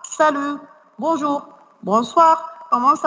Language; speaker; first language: French; non-native, fluent; Arabic